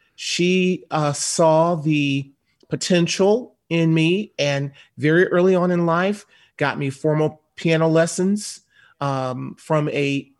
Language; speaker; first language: English; native; English